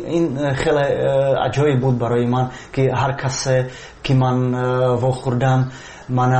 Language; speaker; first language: Persian; non-native, fluent; Czech